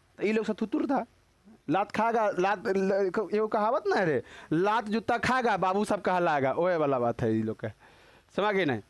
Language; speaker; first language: Hindi; native; Hindi